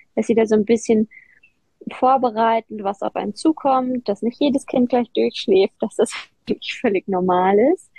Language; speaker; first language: German; native; German